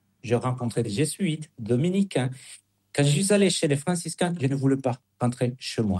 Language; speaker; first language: French; non-native, fluent; Spanish